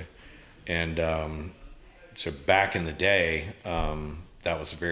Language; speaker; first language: English; native; English